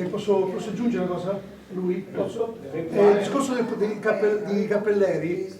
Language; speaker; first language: Italian; native; Italian